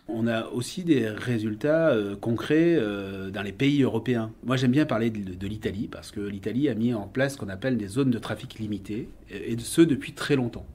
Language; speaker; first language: French; native; French